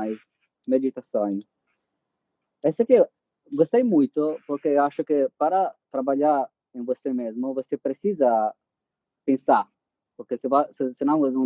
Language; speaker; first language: Portuguese; non-native, fluent; Italian